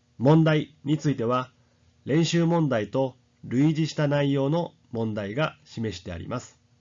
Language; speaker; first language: Japanese; native; Japanese